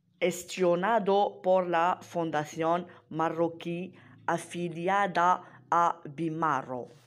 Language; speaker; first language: Spanish; non-native, learner; Arabic